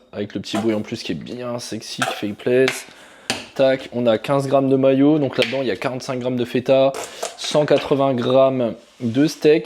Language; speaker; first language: French; native; French